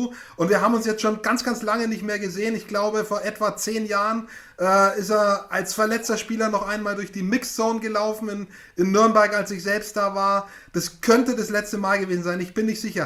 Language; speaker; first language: German; native; German